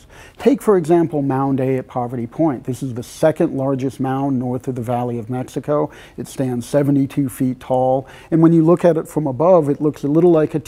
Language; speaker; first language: English; native; English